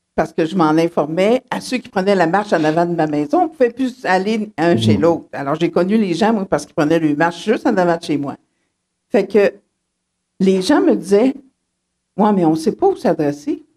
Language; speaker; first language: French; native; French